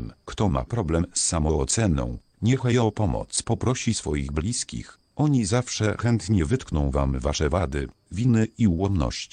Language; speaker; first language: Polish; native; Polish